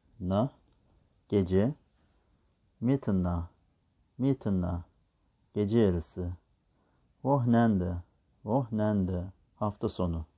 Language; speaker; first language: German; non-native, learner; Turkish